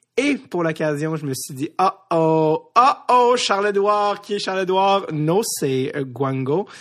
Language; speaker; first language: French; native; French